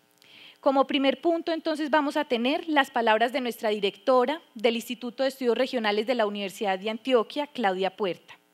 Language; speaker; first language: Spanish; native; Spanish